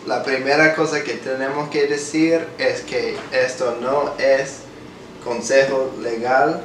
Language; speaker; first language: Spanish; non-native, fluent; English